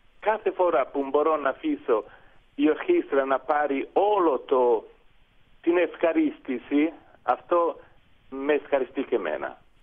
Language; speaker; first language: Greek; non-native, fluent; Italian